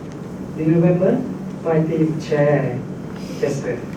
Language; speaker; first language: English; non-native, learner; Thai